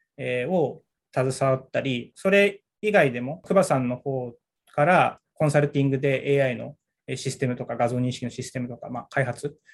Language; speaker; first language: Japanese; native; Japanese